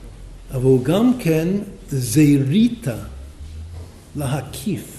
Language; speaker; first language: Hebrew; non-native, fluent; English